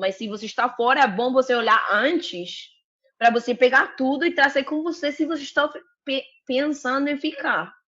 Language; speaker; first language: Portuguese; non-native, fluent; Spanish